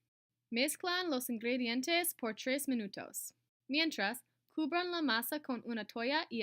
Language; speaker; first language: Spanish; non-native, learner; English